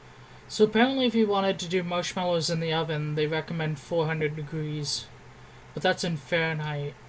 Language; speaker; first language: English; native; English